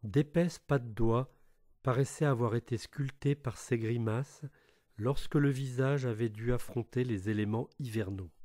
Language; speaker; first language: French; native; French